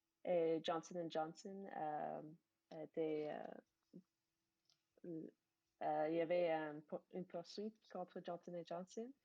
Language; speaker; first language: French; non-native, fluent; English